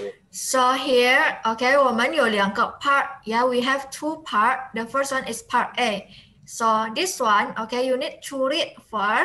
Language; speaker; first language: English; non-native, fluent; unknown